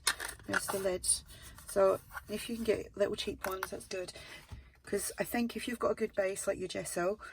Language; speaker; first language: English; native; English